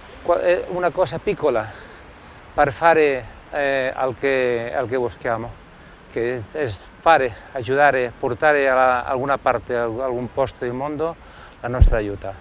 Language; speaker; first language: Italian; non-native, learner; Spanish